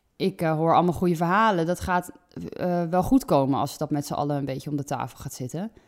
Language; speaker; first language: Dutch; native; Dutch